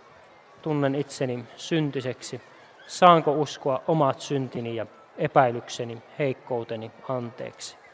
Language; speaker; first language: Finnish; native; Finnish